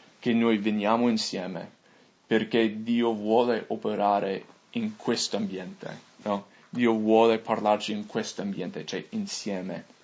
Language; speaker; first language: Italian; non-native, fluent; English